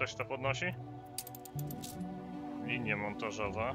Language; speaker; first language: Polish; native; Polish